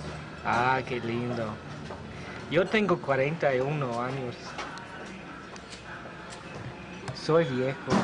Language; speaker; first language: Spanish; non-native, learner; English